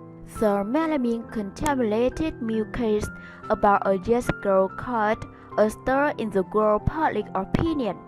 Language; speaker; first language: English; non-native, learner; Vietnamese